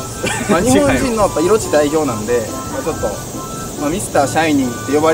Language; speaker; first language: Japanese; native; Japanese